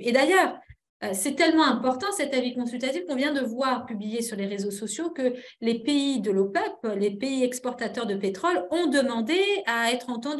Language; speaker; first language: French; native; French